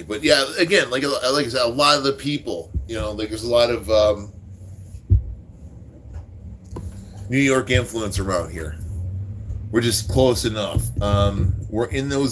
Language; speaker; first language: English; native; English